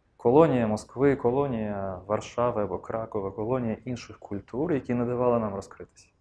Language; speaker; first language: Ukrainian; non-native, local second language; Russian